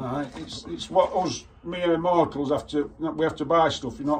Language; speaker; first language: English; native; English